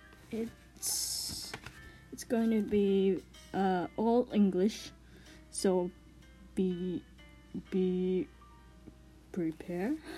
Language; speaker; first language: English; non-native, learner; Japanese